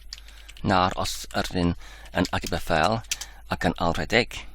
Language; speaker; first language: Welsh; non-native, learner; English